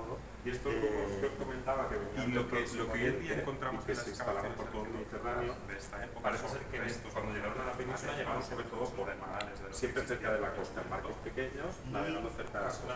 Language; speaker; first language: Spanish; native; Spanish